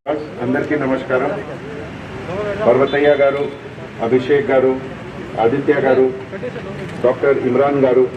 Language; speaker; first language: Telugu; non-native, local second language; Hindi